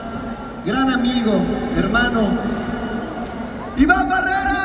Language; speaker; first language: Spanish; native; Spanish